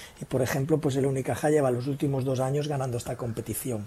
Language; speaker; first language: Spanish; native; Spanish